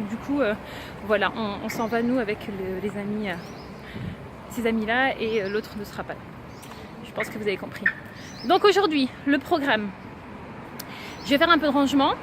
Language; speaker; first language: French; native; French